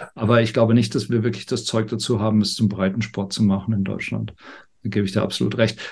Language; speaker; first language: German; non-native, fluent; English